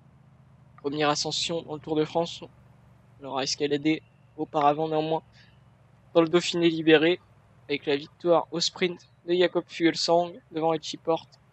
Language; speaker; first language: French; native; French